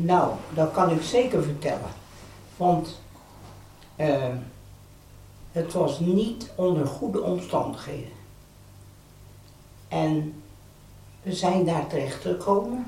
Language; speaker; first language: Dutch; native; Dutch